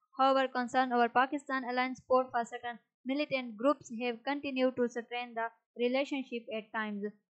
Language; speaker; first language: English; non-native, local second language; Urdu